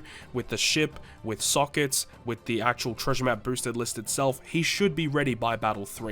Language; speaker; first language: English; native; English